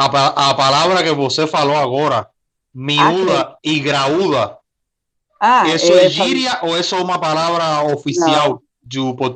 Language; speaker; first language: Portuguese; non-native, learner; Spanish